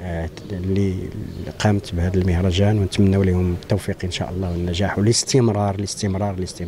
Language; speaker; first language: Arabic; native; Arabic